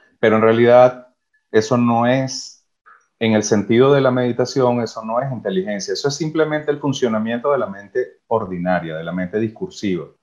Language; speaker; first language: Spanish; native; Spanish